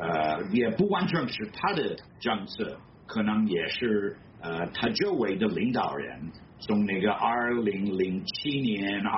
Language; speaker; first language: Chinese; non-native, fluent; English